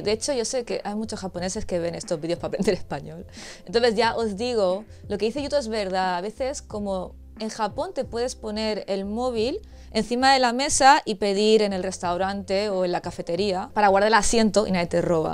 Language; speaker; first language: Spanish; native; Spanish